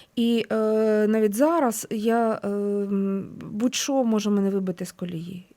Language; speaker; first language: Ukrainian; native; Ukrainian